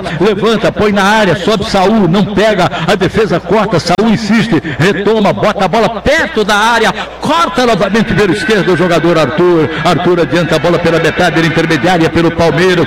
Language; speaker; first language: Portuguese; native; Portuguese